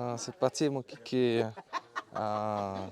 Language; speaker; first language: French; native; French